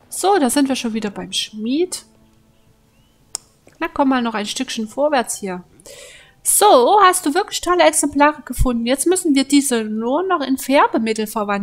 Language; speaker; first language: German; native; German